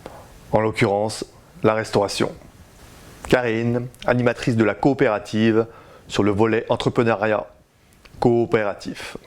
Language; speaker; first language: French; native; French